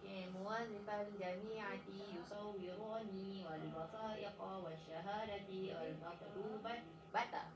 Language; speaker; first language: Arabic; non-native, learner; Malay